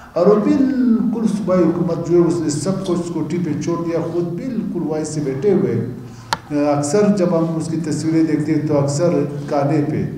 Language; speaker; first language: Urdu; non-native, local second language; Baluchi